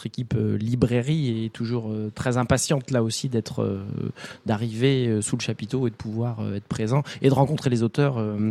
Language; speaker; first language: French; native; French